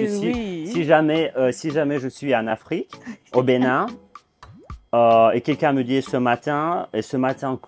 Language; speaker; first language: French; non-native, fluent; Russian